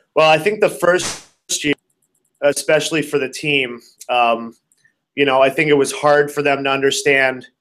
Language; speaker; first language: English; native; English